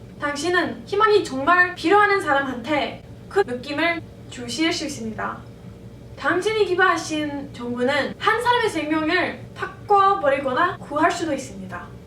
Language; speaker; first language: Korean; non-native, fluent; English